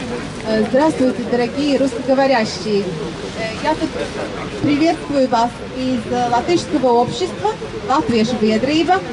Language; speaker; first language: Russian; non-native, local second language; Latvian